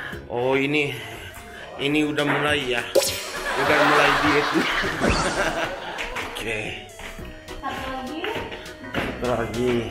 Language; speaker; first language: Indonesian; non-native, learner; Japanese